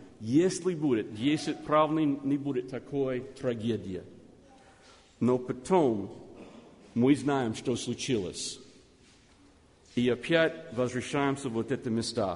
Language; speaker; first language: Russian; non-native, learner; English